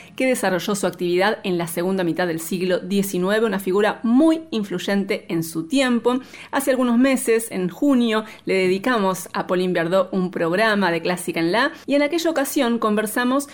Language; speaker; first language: Spanish; native; Spanish